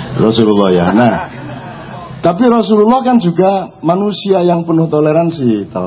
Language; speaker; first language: Indonesian; non-native, local second language; Javanese